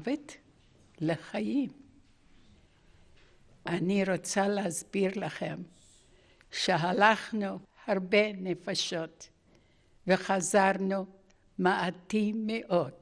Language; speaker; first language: Hebrew; non-native, fluent; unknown